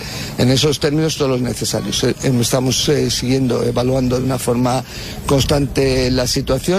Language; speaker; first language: Spanish; native; Spanish